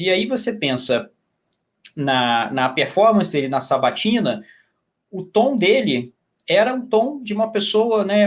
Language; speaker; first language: Portuguese; native; Portuguese